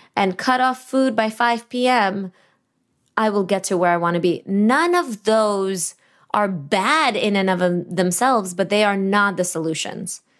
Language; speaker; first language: English; early bilingual, other home language; Russian